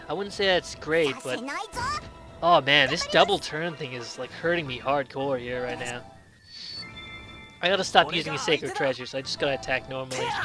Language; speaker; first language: English; native; English